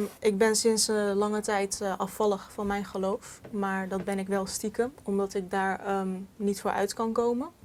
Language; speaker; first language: Dutch; early bilingual, other home language; Turkish